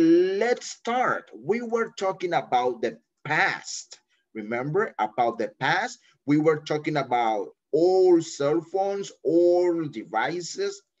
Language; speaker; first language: English; non-native, fluent; Spanish